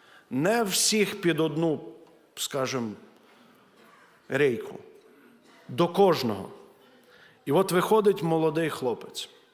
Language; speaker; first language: Ukrainian; native; Ukrainian